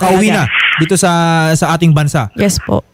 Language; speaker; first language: Filipino; native; Filipino